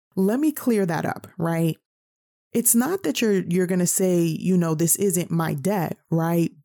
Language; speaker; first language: English; native; English